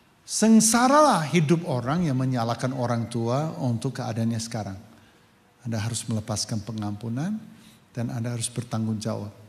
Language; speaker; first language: Indonesian; non-native, fluent; English